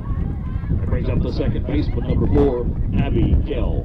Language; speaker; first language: English; native; English